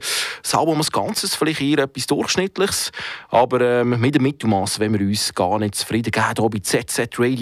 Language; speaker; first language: German; native; German